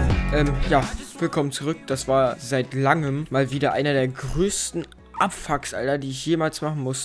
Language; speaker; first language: German; native; German